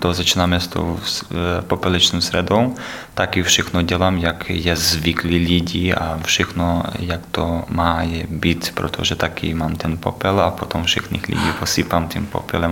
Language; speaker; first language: Czech; non-native, learner; Ukrainian